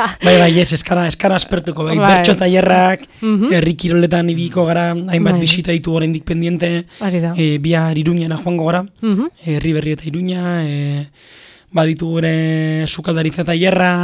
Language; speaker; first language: Basque; native; Basque